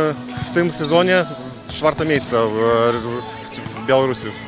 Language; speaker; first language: Polish; early bilingual, heritage; Polish